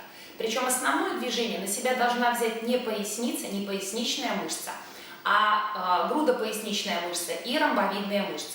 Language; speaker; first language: Russian; native; Russian